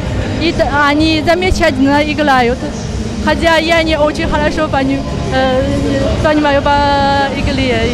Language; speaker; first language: Russian; non-native, fluent; Chinese